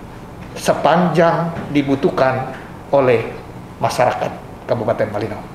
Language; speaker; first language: Indonesian; native; Indonesian